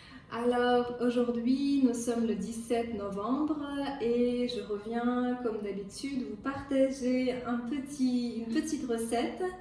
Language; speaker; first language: French; non-native, fluent; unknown